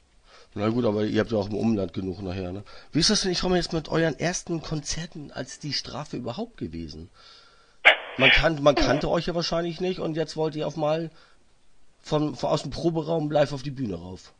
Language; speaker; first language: German; native; German